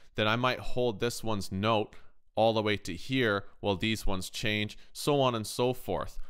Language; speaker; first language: English; native; English